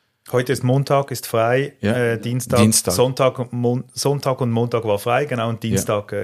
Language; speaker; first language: German; native; German